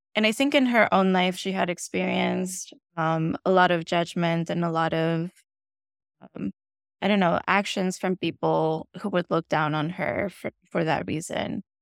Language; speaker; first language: English; non-native, fluent; Spanish